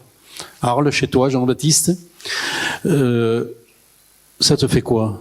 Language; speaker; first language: French; native; French